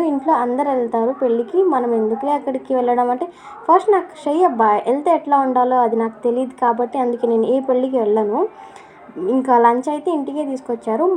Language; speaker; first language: Telugu; non-native, local second language; Urdu